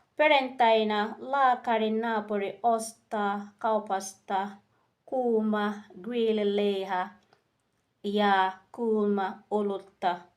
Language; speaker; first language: Finnish; non-native, learner; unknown